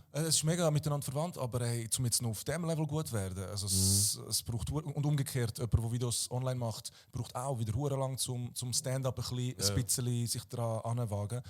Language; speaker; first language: German; early bilingual, other home language; Croatian